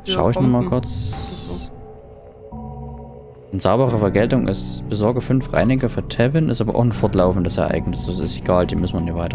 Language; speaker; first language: German; native; German